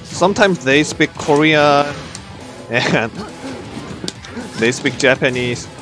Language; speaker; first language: English; non-native, learner; Korean